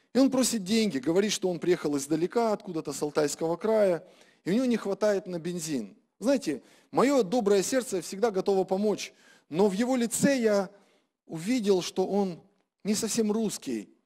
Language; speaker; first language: Russian; native; Russian